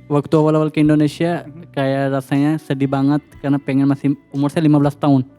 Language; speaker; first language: Indonesian; non-native, fluent; Urdu